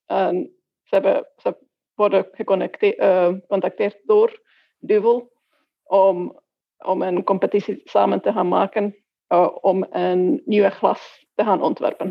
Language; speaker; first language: Dutch; non-native, fluent; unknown